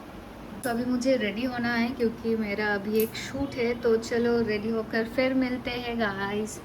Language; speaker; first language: Hindi; non-native, local second language; Bangla